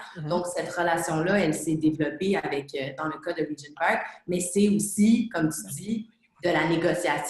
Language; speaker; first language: French; native; French